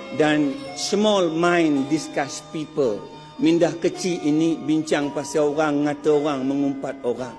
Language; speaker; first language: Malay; non-native, local second language; Chinese